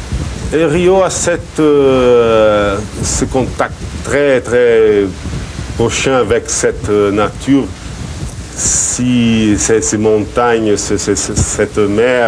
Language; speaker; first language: French; non-native, fluent; Portuguese